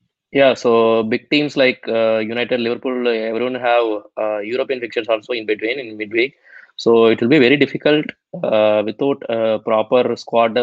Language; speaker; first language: English; non-native, local second language; Tamil